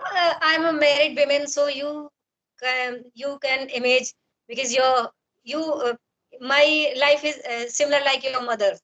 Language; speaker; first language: English; non-native, learner; Hindi